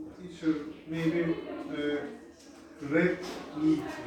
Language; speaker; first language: English; non-native, learner; Turkish